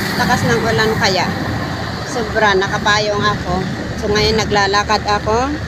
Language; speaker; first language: Filipino; non-native, local second language; Iloko